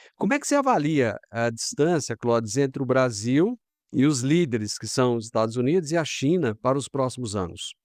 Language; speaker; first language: Portuguese; native; Portuguese